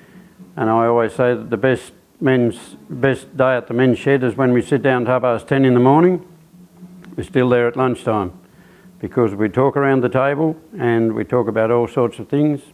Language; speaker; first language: English; native; English